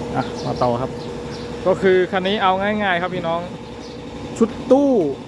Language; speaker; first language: Thai; native; Thai